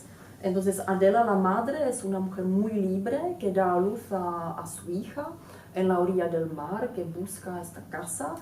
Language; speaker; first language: Spanish; non-native, fluent; Czech